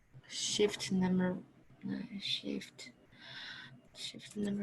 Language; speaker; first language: English; non-native, learner; Chinese